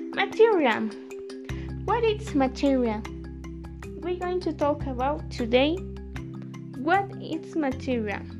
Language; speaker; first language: English; non-native, learner; Spanish